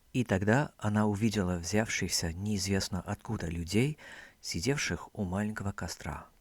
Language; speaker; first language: Russian; non-native, fluent; English